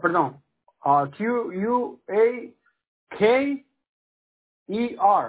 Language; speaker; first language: Spanish; native; Spanish